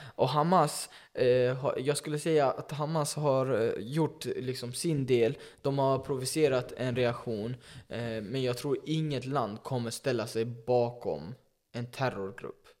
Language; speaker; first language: Swedish; early bilingual, other home language; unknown